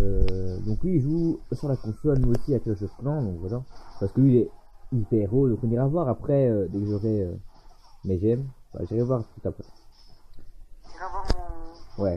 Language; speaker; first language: French; native; French